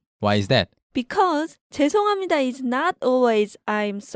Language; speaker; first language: English; non-native, fluent; Korean